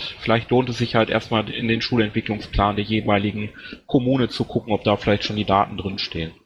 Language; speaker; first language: German; native; German